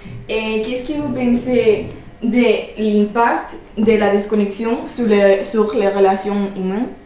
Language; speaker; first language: French; non-native, learner; Spanish